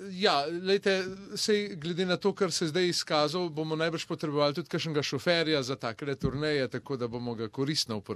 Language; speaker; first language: Slovenian; native; Slovenian